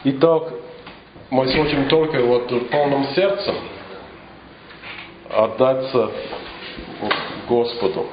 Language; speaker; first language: Russian; non-native, fluent; English